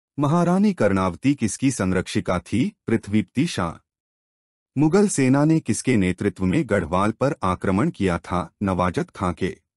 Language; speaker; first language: Hindi; native; Hindi